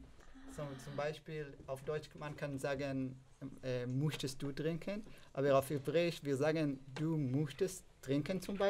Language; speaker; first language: German; non-native, learner; Hebrew